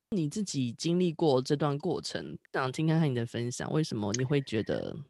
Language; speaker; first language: Chinese; native; Chinese